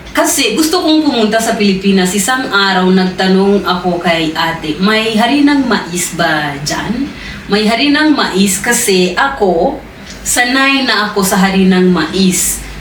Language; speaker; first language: Filipino; non-native, fluent; Swahili